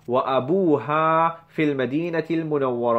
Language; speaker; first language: Arabic; non-native, fluent; English